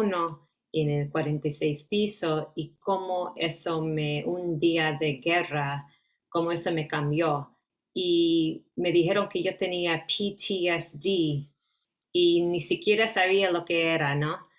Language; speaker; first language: Spanish; early bilingual, heritage; Spanish